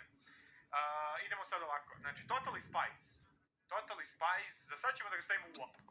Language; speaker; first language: Bosnian; native; Bosnian